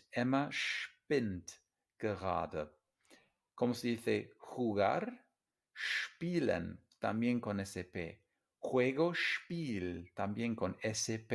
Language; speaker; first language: Spanish; non-native, fluent; English